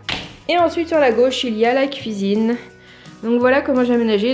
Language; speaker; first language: French; native; French